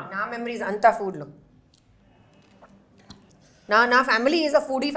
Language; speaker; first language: Telugu; non-native, local second language; Hindi